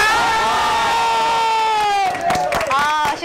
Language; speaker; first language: Korean; native; Korean